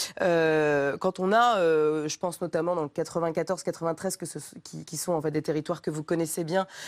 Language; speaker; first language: French; native; French